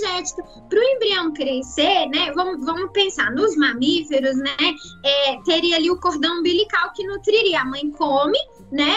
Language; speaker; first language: Portuguese; native; Portuguese